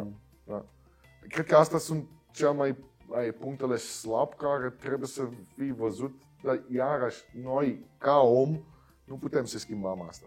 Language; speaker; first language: Romanian; non-native, learner; Dutch